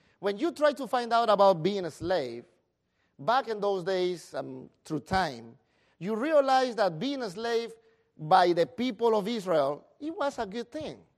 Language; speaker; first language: English; non-native, fluent; Spanish